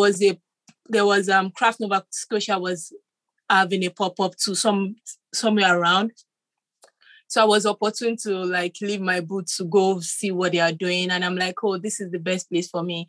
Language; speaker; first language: English; non-native, local second language; Yoruba